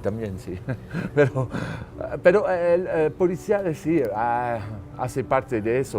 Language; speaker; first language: Spanish; non-native, learner; French